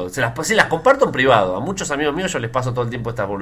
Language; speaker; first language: Spanish; native; Spanish